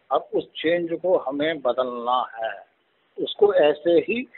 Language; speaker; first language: Hindi; non-native, local second language; Telugu